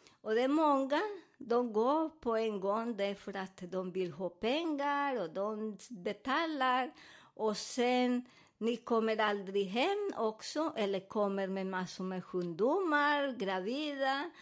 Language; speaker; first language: Swedish; non-native, learner; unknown